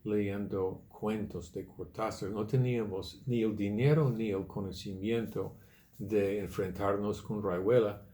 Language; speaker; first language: Spanish; non-native, fluent; English